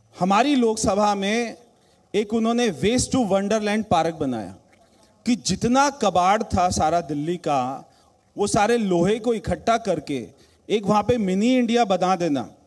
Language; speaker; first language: Hindi; native; Hindi